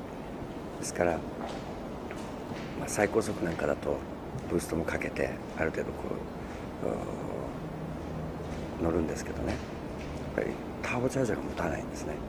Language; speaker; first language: Japanese; native; Japanese